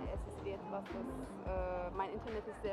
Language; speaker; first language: German; non-native, learner; Azerbaijani